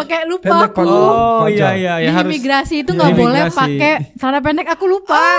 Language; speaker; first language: Indonesian; native; Indonesian